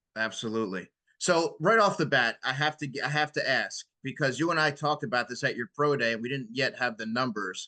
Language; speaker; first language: English; native; English